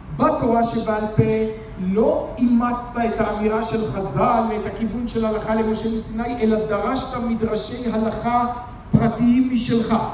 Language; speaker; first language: Hebrew; native; Hebrew